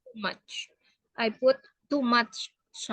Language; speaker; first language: English; non-native, fluent; Indonesian